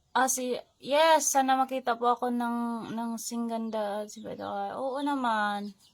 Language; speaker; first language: Filipino; non-native, local second language; Hiligaynon